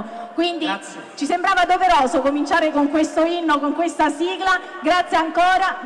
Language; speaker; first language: Italian; native; Italian